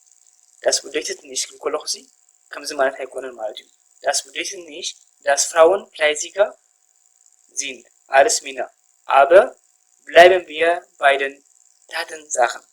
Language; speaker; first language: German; non-native, fluent; Tigrinya